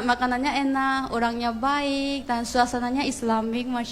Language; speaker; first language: Indonesian; non-native, fluent; Korean